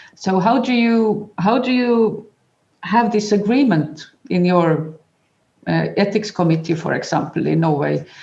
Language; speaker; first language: English; non-native, fluent; Estonian